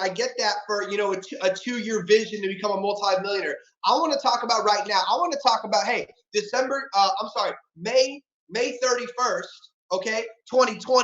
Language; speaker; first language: English; native; English